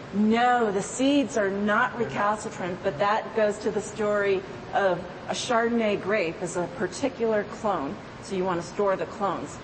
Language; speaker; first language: English; native; English